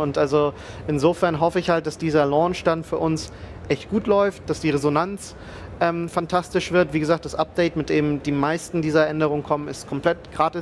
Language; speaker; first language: German; native; German